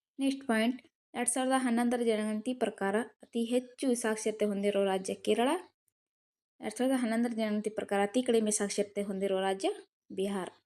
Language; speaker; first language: Kannada; native; Kannada